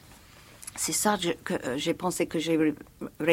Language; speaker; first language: French; non-native, fluent; English